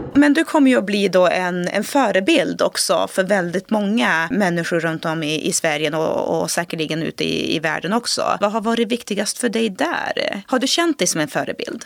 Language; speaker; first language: Swedish; early bilingual, other home language; Portuguese